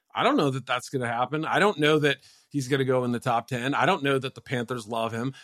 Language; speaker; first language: English; native; English